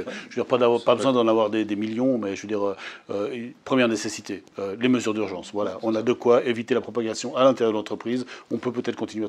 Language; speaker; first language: French; native; French